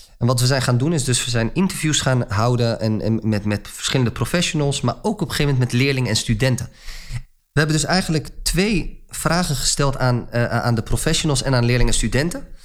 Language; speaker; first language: Dutch; early bilingual, other home language; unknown